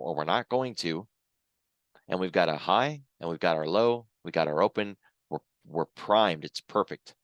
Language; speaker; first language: English; native; English